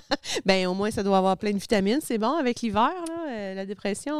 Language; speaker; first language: French; native; French